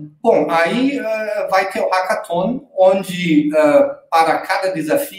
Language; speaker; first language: Portuguese; non-native, fluent; German